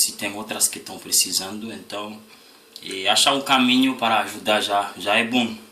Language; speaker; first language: Portuguese; non-native, learner; Haitian Creole